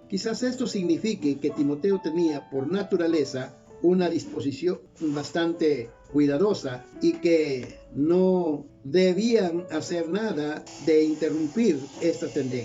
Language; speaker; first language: Spanish; native; Spanish